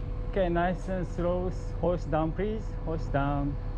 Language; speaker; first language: English; non-native, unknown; Japanese